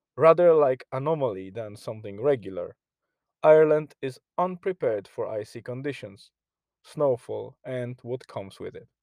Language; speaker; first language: English; non-native, fluent; Polish